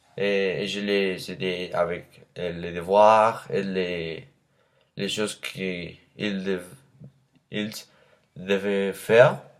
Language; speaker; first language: French; non-native, learner; Spanish